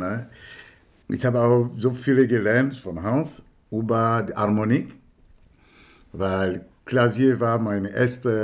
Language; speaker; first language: German; non-native, learner; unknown